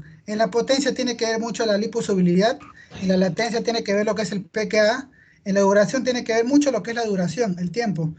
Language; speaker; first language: Spanish; native; Spanish